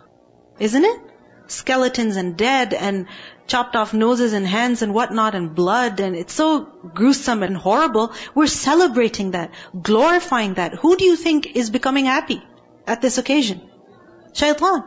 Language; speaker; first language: English; non-native, local second language; Urdu